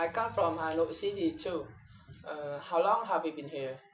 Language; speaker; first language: English; non-native, learner; Vietnamese